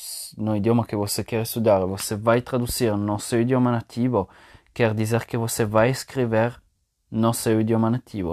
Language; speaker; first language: Portuguese; non-native, fluent; Italian